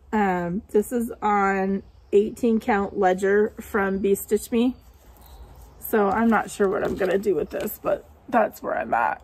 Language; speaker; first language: English; native; English